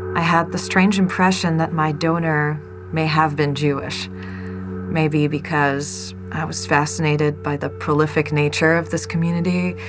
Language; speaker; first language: English; non-native, fluent; French